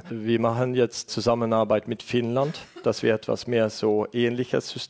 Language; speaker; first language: German; non-native, fluent; Estonian